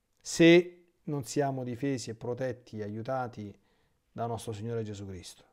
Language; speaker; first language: Italian; native; Italian